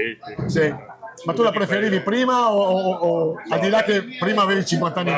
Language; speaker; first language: Italian; native; Italian